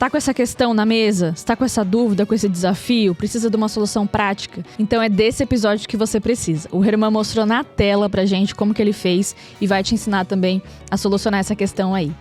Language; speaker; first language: Portuguese; native; Portuguese